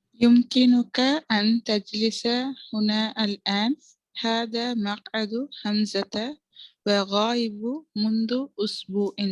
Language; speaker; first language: Arabic; non-native, learner; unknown